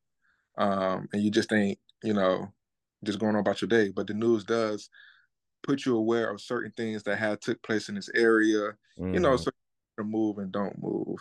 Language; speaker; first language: English; native; English